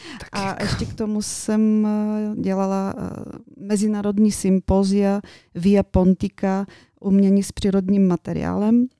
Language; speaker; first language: Czech; non-native, fluent; Bulgarian